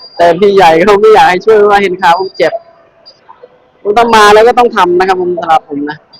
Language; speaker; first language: Thai; non-native, fluent; Khmer